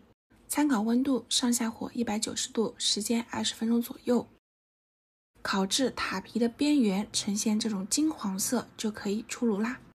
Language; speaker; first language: Chinese; native; Chinese